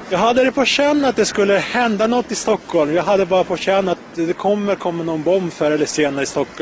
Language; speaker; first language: Swedish; native; Swedish